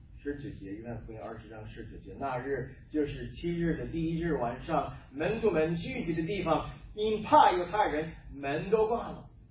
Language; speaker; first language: Chinese; non-native, fluent; English